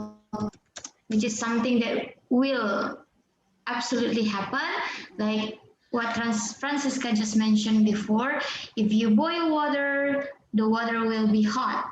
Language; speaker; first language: English; non-native, fluent; Indonesian